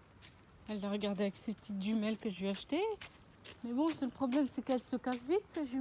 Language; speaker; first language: French; native; French